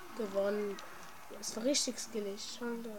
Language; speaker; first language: German; native; German